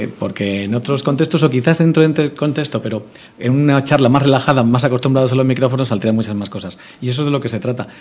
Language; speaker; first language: Spanish; native; Spanish